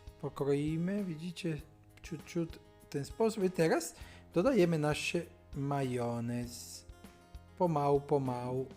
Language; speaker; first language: Polish; non-native, learner; Italian